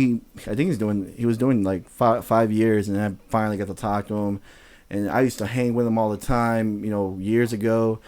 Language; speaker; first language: English; native; English